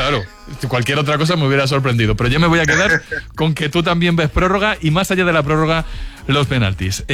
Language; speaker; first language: Spanish; native; Spanish